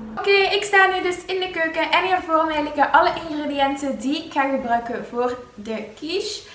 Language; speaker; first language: Dutch; native; Dutch